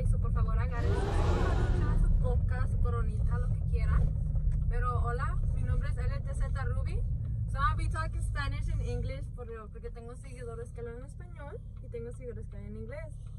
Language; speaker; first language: Spanish; native; Spanish